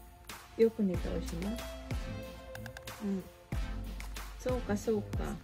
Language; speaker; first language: Japanese; non-native, learner; Filipino